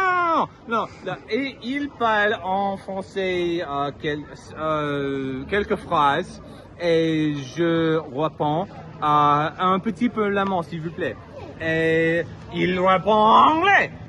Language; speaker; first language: French; non-native, learner; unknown